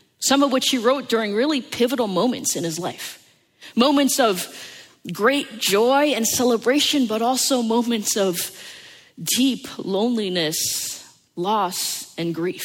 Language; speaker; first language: English; native; English